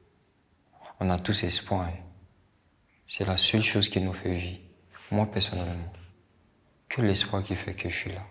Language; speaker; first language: French; non-native, local second language; Bambara